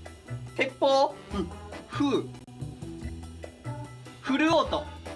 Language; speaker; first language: Japanese; native; Japanese